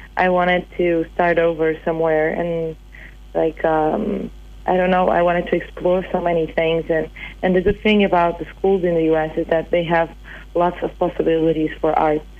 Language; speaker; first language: English; non-native, fluent; Portuguese